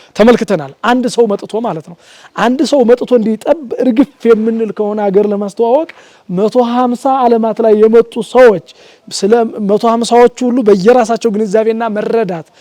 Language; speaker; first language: Amharic; native; Amharic